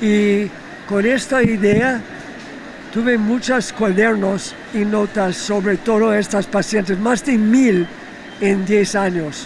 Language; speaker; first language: Spanish; non-native, fluent; English